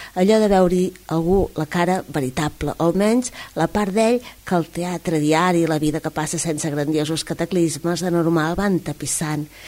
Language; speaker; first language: Catalan; native; Catalan